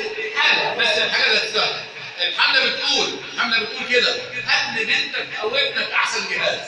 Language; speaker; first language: Arabic; native; Arabic